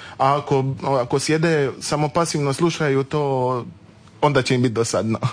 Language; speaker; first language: Serbian; native; Serbian